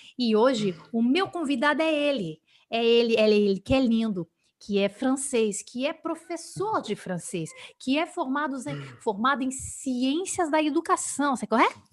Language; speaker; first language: Portuguese; native; Portuguese